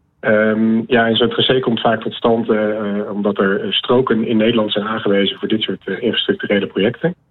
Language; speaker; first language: Dutch; native; Dutch